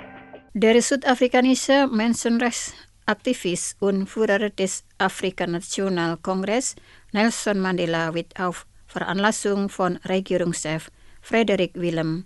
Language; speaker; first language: German; non-native, fluent; Indonesian